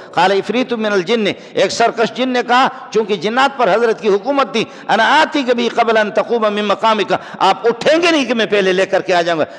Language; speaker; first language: Urdu; non-native, local second language; Baluchi